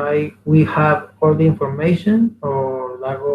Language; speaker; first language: English; non-native, learner; Spanish